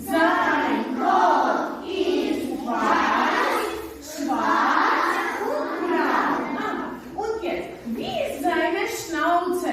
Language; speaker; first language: German; non-native, learner; Armenian